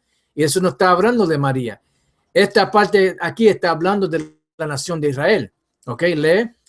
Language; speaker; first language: Spanish; early bilingual, heritage; English